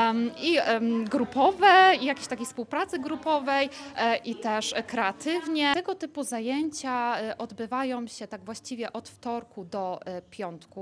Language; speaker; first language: Polish; native; Polish